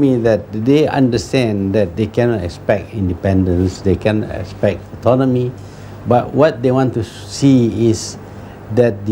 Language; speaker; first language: English; non-native, local second language; Malay